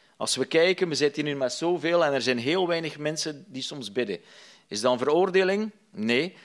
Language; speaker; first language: Dutch; native; Dutch